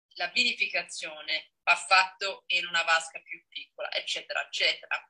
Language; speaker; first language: Italian; non-native, fluent; Danish